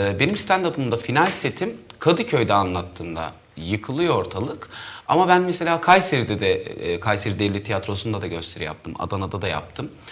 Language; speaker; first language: Turkish; native; Turkish